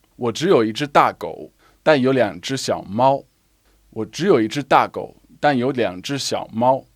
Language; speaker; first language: Chinese; non-native, fluent; Afrikaans